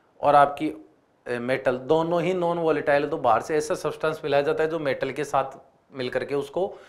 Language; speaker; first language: Hindi; native; Hindi